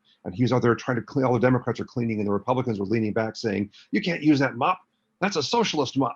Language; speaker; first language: English; native; English